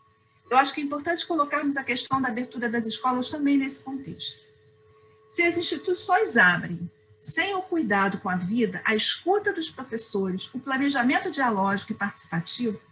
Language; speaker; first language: Portuguese; native; Portuguese